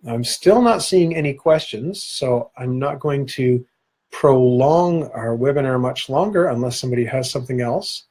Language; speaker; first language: English; native; English